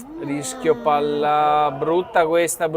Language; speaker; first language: Italian; native; Italian